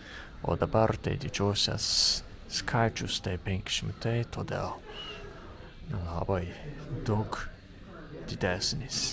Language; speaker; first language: Lithuanian; non-native, learner; Japanese